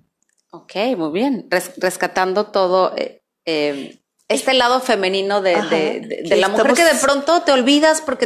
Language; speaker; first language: Spanish; native; Spanish